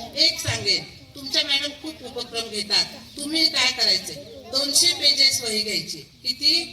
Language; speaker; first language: Marathi; non-native, local second language; Marwari